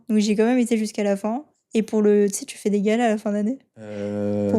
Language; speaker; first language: French; native; French